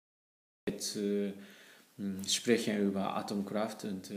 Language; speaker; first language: German; non-native, learner; Japanese